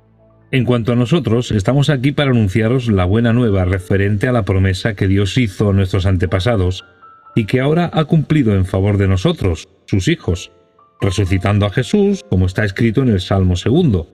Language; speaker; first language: Spanish; native; Spanish